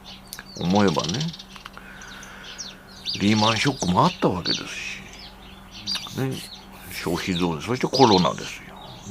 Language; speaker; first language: Japanese; native; Japanese